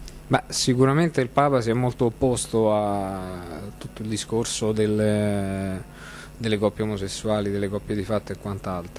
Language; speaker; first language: Italian; native; Italian